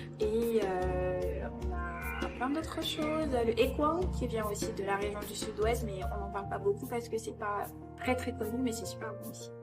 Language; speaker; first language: French; native; French